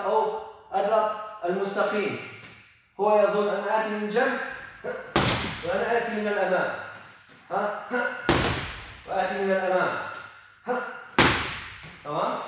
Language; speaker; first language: Arabic; non-native, learner; Polish